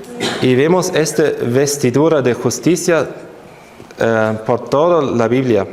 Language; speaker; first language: Spanish; non-native, fluent; German